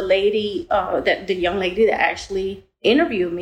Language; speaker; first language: English; early bilingual, other home language; Spanish